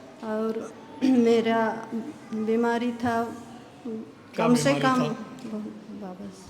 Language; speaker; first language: Hindi; non-native, local second language; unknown